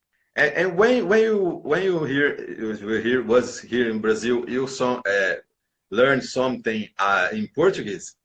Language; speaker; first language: English; non-native, learner; Portuguese